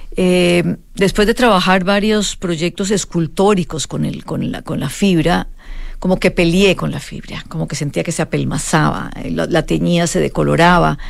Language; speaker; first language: Spanish; native; Spanish